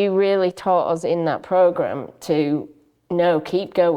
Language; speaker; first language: English; native; English